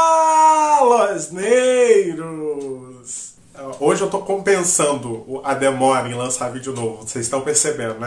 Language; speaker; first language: Portuguese; native; Portuguese